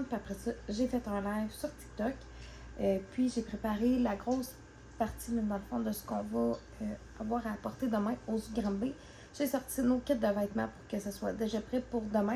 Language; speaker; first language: French; native; French